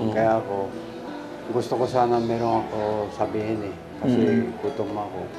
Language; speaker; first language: Filipino; non-native, learner; Japanese